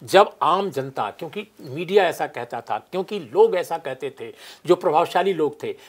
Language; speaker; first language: Hindi; native; Hindi